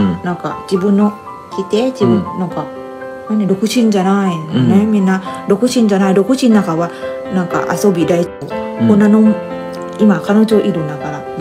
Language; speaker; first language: Japanese; non-native, learner; Thai